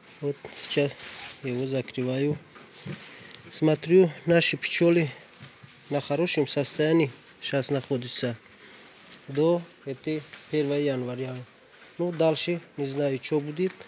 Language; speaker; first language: Russian; non-native, learner; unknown